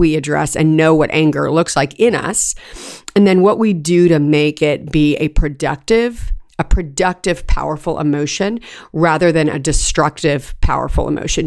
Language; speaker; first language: English; native; English